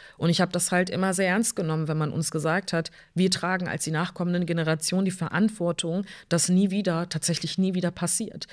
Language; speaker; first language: German; early bilingual, other home language; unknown